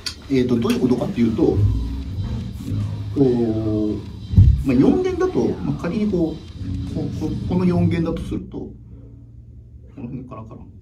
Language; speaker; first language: Japanese; native; Japanese